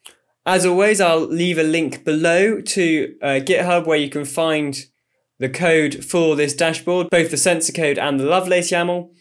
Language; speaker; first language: English; native; English